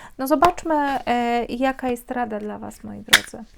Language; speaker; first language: Polish; native; Polish